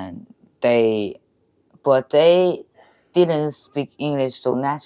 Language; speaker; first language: English; non-native, learner; Chinese